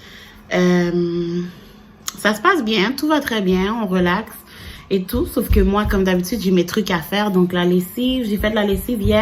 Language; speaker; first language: French; native; French